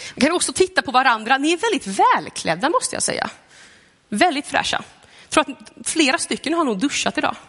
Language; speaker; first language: Swedish; native; Swedish